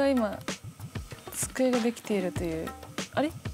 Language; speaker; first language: Japanese; native; Japanese